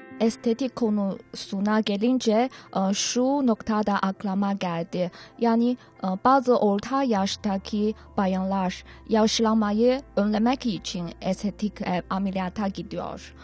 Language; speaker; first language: Turkish; non-native, learner; Chinese